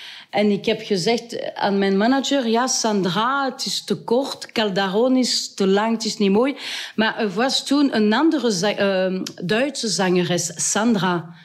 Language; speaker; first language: Dutch; non-native, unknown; French